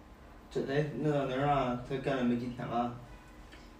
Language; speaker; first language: Chinese; native; Chinese